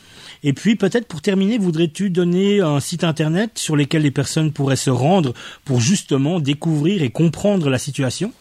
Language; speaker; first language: French; native; French